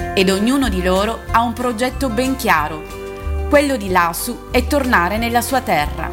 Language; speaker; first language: Italian; native; Italian